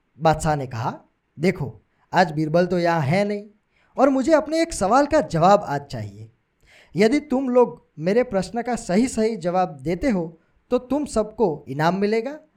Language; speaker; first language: Hindi; non-native, local second language; Gujarati